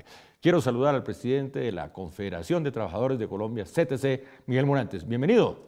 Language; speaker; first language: Spanish; native; Spanish